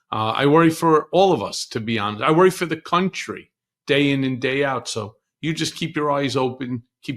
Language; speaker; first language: English; native; English